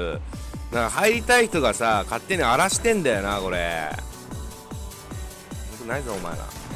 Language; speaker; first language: Japanese; native; Japanese